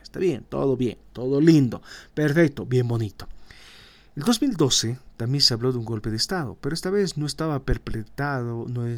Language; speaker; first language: Spanish; native; Spanish